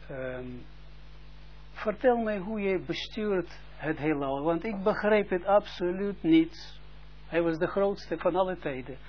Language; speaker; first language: Dutch; non-native, fluent; Russian